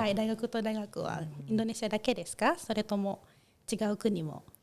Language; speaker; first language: Japanese; non-native, fluent; Indonesian